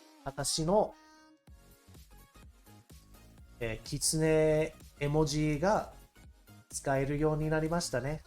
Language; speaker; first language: Japanese; non-native, learner; English